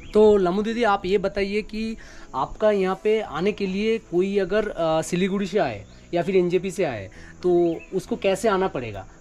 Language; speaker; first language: Hindi; non-native, local second language; Bangla